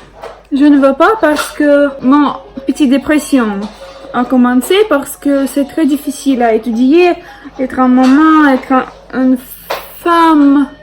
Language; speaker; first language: French; non-native, learner; Russian